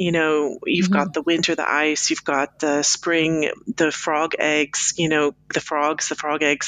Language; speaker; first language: English; native; English